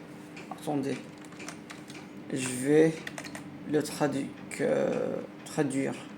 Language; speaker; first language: French; non-native, learner; Arabic